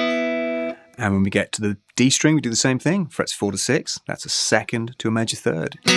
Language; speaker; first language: English; native; English